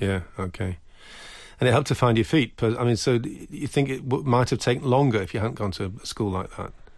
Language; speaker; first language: English; native; English